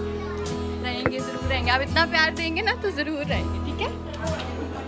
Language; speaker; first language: Hindi; native; Hindi